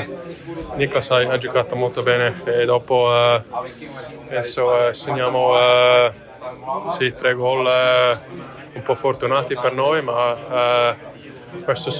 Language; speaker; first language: Italian; non-native, fluent; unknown